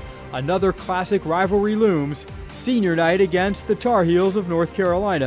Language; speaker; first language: English; native; English